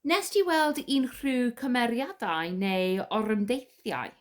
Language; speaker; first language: Welsh; non-native, fluent; English